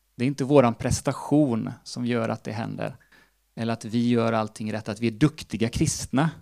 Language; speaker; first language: Swedish; non-native, fluent; Portuguese